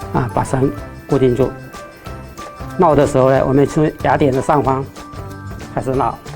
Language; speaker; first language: Chinese; native; Chinese